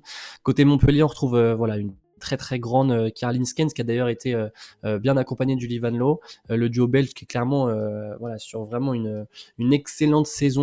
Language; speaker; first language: French; native; French